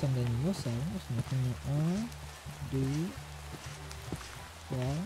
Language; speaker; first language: French; native; French